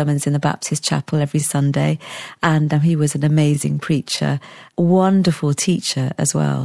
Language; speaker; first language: English; native; English